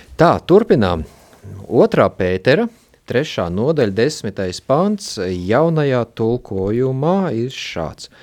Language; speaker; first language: Latvian; native; Latvian